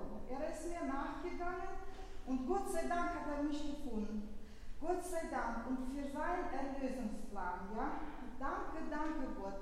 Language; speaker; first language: German; non-native, fluent; Russian